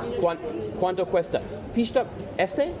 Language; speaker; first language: Spanish; non-native, learner; English